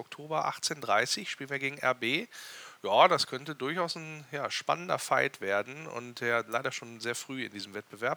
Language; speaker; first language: German; native; German